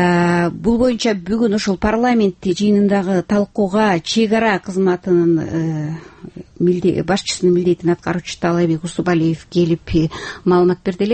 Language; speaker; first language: Kyrgyz; native; Kyrgyz